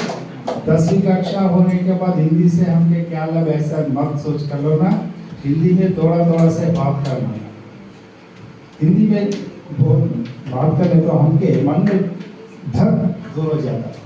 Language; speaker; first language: Hindi; non-native, local second language; Telugu